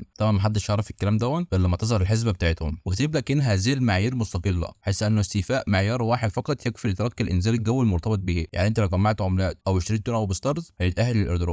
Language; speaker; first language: Arabic; native; Arabic